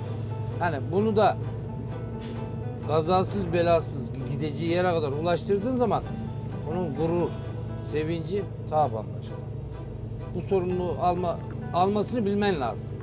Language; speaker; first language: Turkish; native; Turkish